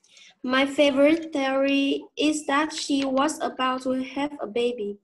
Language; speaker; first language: English; non-native, learner; Vietnamese